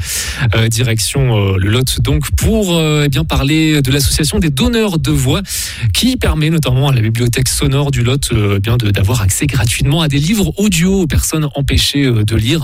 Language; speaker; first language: French; native; French